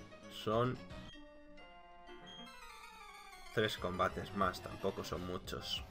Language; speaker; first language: Spanish; native; Spanish